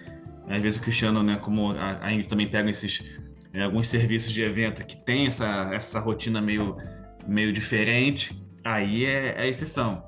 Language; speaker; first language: Portuguese; native; Portuguese